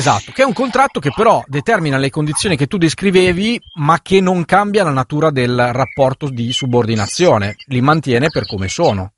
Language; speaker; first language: Italian; native; Italian